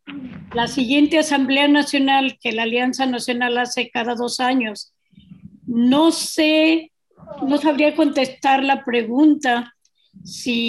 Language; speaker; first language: Spanish; native; Spanish